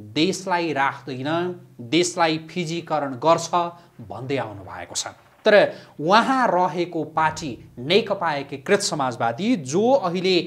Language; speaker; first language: Nepali; native; Nepali